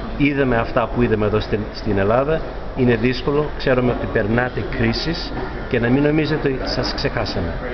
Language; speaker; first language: Greek; early bilingual, heritage; Greek